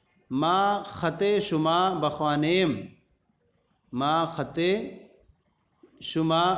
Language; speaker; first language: Persian; non-native, fluent; Urdu